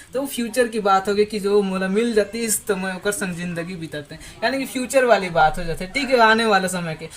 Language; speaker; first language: Hindi; native; Hindi